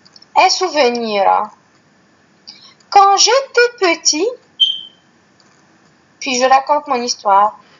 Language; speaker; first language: French; non-native, fluent; Arabic